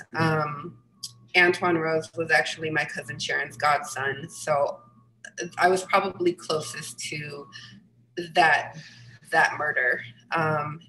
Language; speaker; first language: English; native; English